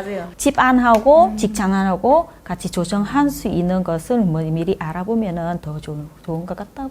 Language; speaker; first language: Korean; non-native, learner; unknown